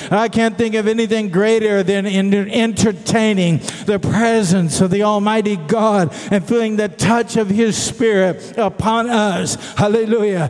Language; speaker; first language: English; native; English